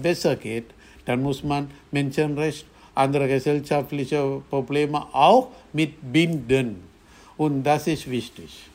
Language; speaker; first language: German; non-native, fluent; Tamil